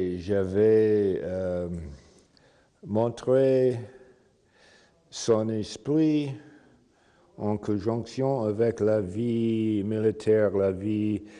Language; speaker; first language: French; non-native, fluent; English